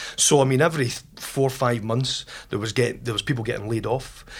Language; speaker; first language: English; native; English